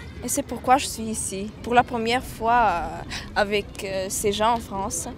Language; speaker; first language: French; non-native, fluent; Latvian